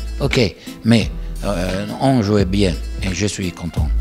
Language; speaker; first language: French; non-native, learner; Italian